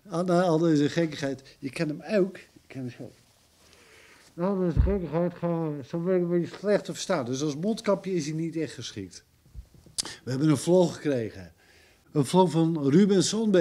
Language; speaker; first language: Dutch; native; Dutch